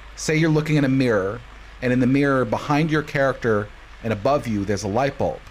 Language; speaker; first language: English; native; English